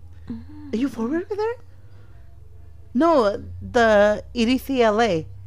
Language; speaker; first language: English; early bilingual, other home language; Spanish